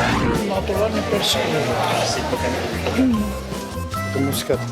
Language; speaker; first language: Russian; non-native, fluent; Armenian